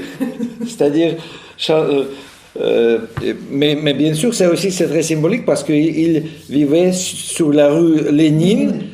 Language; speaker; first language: French; non-native, fluent; Russian